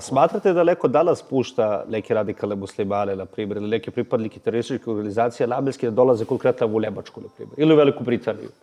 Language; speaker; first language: Bosnian; native; Bosnian